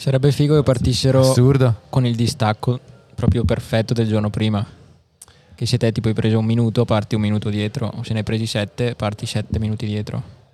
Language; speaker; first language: Italian; native; Italian